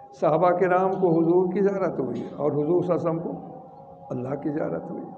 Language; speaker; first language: Urdu; non-native, local second language; Saraiki